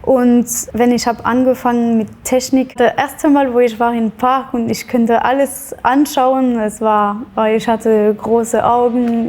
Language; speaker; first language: German; non-native, fluent; French